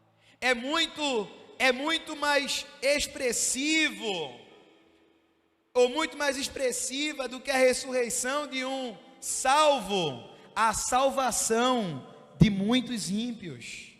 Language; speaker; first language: Portuguese; native; Portuguese